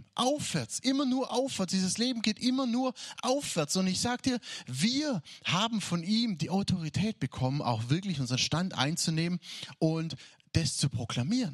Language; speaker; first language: German; native; German